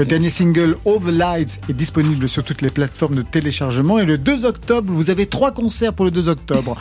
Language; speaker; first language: French; native; French